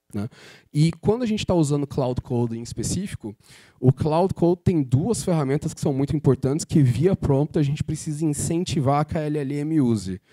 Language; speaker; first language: Portuguese; native; Portuguese